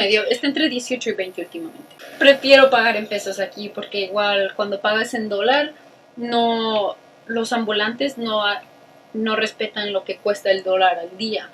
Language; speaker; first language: Spanish; native; Spanish